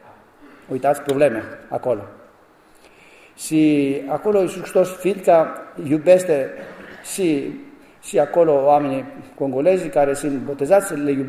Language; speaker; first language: Romanian; non-native, learner; Greek